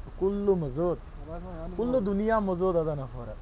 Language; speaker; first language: Arabic; non-native, learner; Bangla